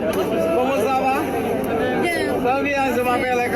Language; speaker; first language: French; non-native, learner; Indonesian